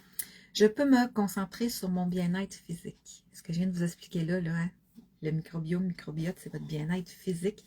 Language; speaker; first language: French; native; French